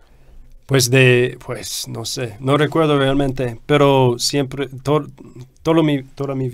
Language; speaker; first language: Spanish; non-native, fluent; English